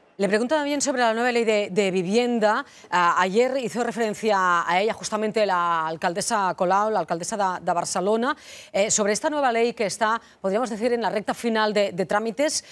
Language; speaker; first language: Spanish; non-native, local second language; Catalan